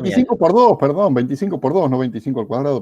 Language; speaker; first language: Spanish; native; Spanish